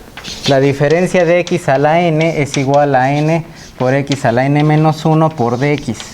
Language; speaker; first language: Spanish; native; Spanish